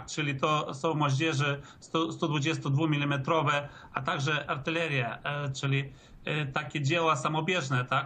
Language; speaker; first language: Polish; early bilingual, heritage; Polish